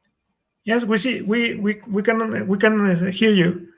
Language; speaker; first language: English; non-native, fluent; Spanish